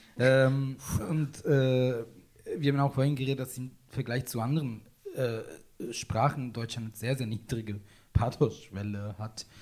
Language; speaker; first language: German; non-native, fluent; Italian